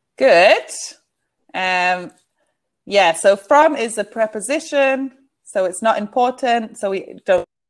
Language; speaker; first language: English; native; English